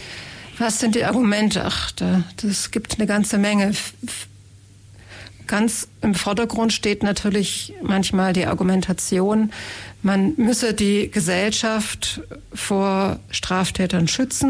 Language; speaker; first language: German; native; German